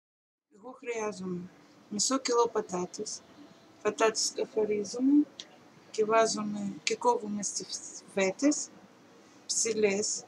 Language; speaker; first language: Greek; non-native, learner; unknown